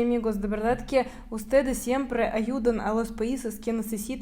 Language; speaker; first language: Spanish; non-native, fluent; Russian